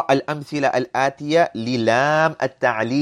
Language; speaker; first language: Arabic; non-native, fluent; English